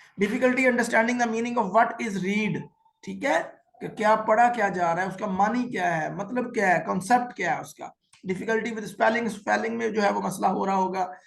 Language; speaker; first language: Urdu; native; Urdu